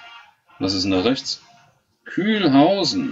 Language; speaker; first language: German; native; German